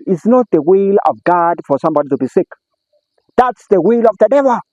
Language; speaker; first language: English; non-native, local second language; Swahili